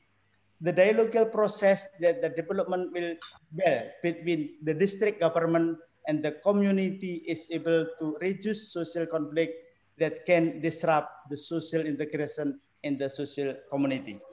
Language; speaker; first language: English; non-native, learner; Indonesian